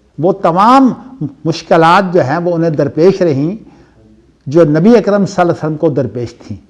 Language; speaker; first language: Urdu; non-native, local second language; Punjabi